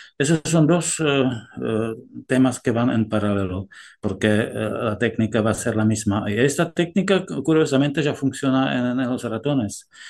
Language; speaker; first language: Spanish; non-native, fluent; Czech